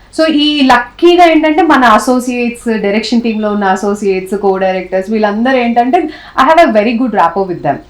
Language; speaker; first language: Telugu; non-native, local second language; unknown